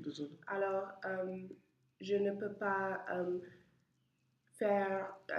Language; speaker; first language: French; non-native, learner; English